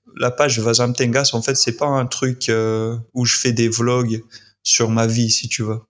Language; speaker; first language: French; non-native, fluent; English